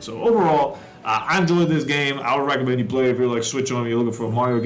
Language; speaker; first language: English; native; English